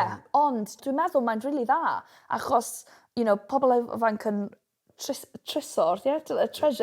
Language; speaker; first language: Welsh; non-native, local second language; English